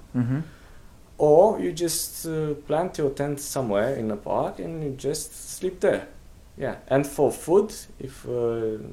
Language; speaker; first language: English; non-native, fluent; Romanian